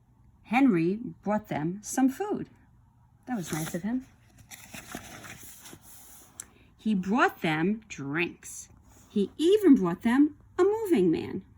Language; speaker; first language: English; native; English